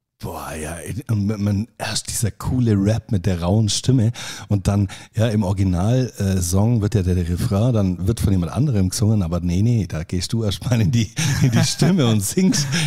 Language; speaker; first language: German; native; German